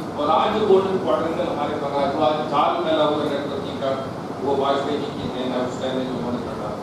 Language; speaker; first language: Hindi; non-native, local second language; Punjabi